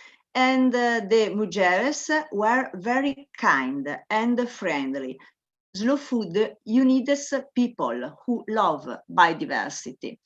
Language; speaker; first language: English; non-native, learner; Italian